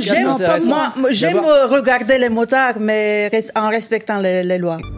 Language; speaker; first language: French; non-native, fluent; Romanian